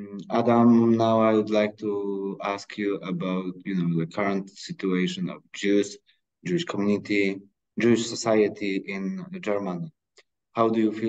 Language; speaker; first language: English; non-native, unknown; Polish